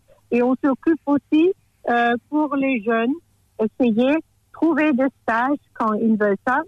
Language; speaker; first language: French; non-native, fluent; German